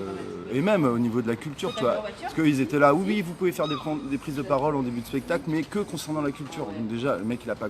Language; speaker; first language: French; native; French